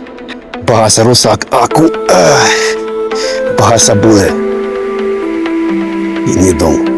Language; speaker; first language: Indonesian; non-native, learner; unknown